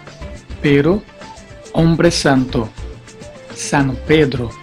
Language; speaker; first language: Spanish; non-native, fluent; Portuguese